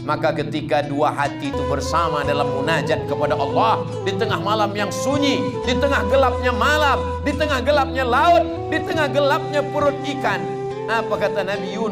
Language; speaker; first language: Malay; native; Malay